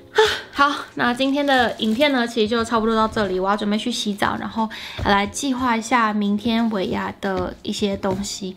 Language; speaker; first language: Chinese; native; Chinese